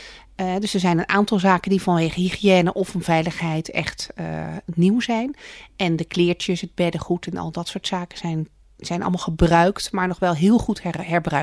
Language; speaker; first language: Dutch; native; Dutch